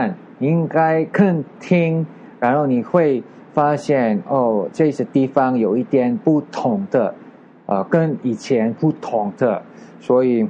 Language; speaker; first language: Chinese; non-native, learner; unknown